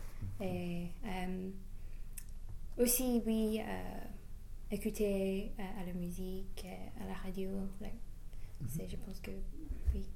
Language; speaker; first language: French; non-native, learner; English